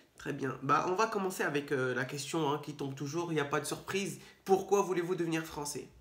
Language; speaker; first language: French; native; French